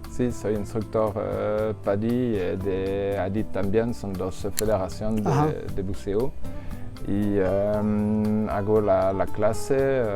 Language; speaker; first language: Spanish; non-native, learner; French